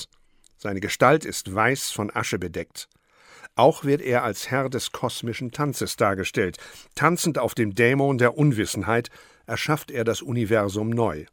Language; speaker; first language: German; native; German